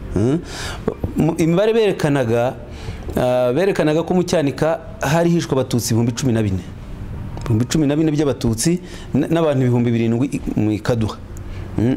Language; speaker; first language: Kinyarwanda; native; Kinyarwanda